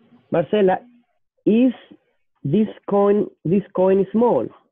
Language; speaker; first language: English; non-native, fluent; Spanish